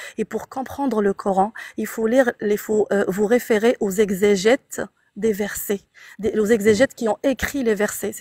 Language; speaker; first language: French; non-native, local second language; Arabic